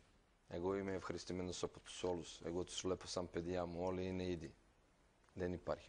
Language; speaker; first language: Greek; non-native, fluent; Serbian